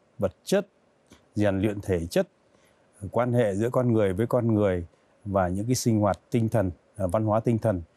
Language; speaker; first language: Vietnamese; native; Vietnamese